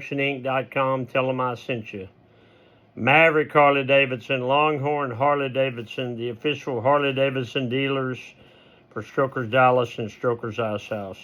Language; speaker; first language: English; native; English